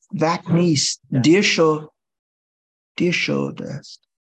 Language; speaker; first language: Persian; non-native, learner; English